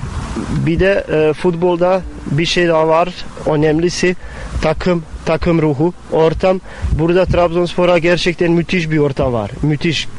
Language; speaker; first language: Turkish; non-native, fluent; Bosnian